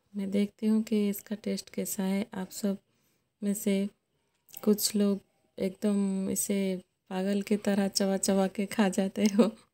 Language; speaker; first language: Hindi; native; Hindi